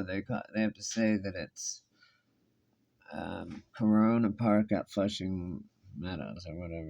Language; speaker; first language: English; native; English